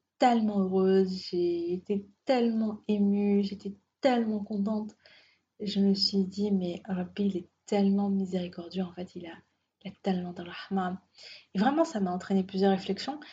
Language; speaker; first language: French; native; French